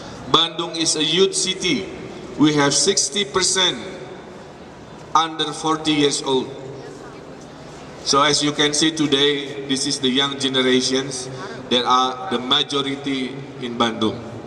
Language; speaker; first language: English; non-native, fluent; Indonesian